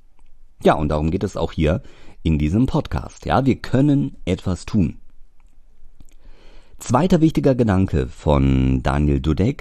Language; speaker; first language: German; native; German